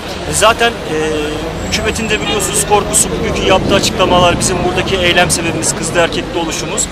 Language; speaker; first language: Turkish; native; Turkish